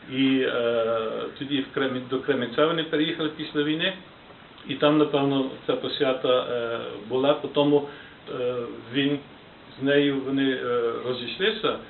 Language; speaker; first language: Ukrainian; early bilingual, heritage; Ukrainian